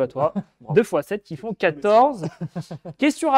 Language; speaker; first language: French; native; French